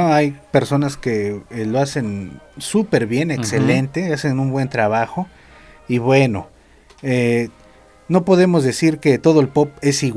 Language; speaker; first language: Spanish; native; Spanish